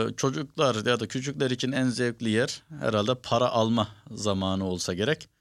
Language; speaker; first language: Turkish; early bilingual, heritage; Turkish